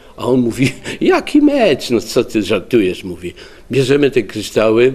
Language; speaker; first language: Polish; native; Polish